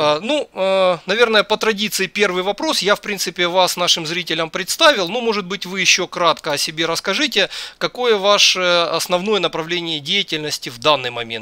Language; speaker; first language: Russian; native; Russian